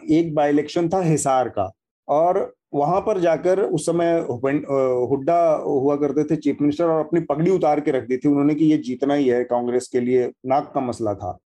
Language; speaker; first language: Hindi; native; Hindi